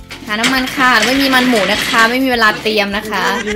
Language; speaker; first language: Thai; native; Thai